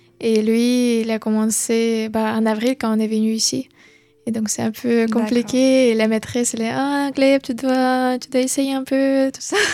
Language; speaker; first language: French; non-native, learner; Ukrainian